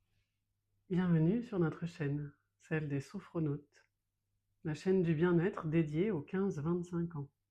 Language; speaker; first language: French; native; French